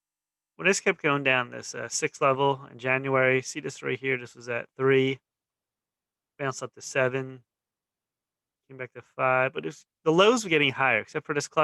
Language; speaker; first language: English; native; English